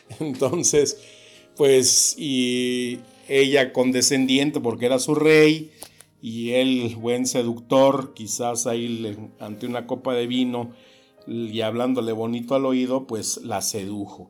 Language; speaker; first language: Spanish; native; Spanish